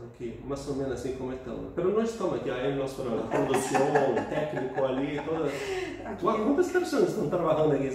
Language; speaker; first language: Spanish; non-native, fluent; Portuguese